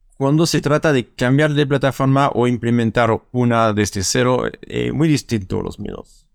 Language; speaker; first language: Spanish; non-native, fluent; French